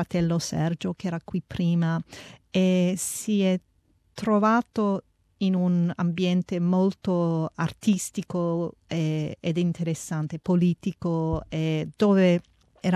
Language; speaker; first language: Italian; early bilingual, heritage; Italian